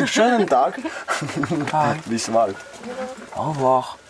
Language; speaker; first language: German; non-native, learner; French